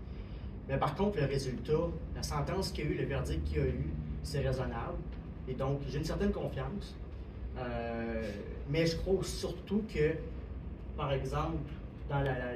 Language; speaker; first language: French; native; French